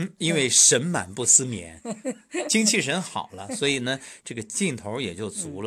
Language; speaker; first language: Chinese; native; Chinese